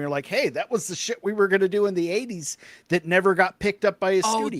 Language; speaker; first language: English; native; English